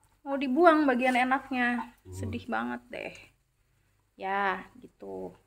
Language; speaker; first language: Indonesian; native; Indonesian